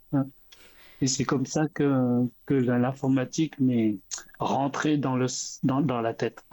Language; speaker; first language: French; early bilingual, other home language; Khmer